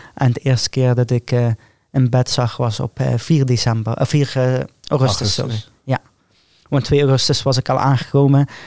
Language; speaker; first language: Dutch; non-native, fluent; Arabic